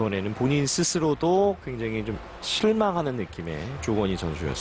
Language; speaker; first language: Korean; native; Korean